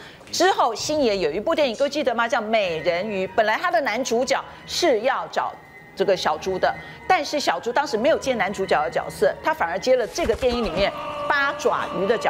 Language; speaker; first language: Chinese; native; Chinese